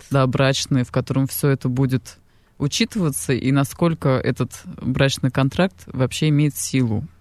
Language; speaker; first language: Russian; non-native, local second language; Armenian